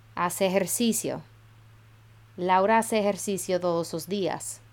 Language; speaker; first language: Spanish; non-native, fluent; English